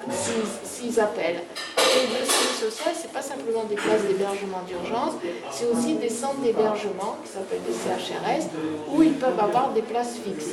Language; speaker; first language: French; native; French